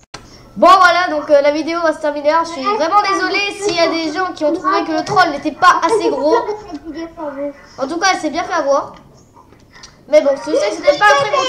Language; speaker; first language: French; native; French